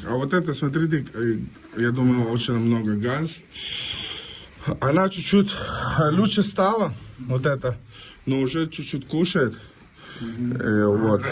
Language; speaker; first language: Russian; non-native, learner; Urdu